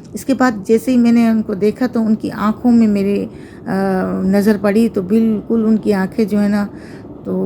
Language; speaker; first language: Urdu; native; Urdu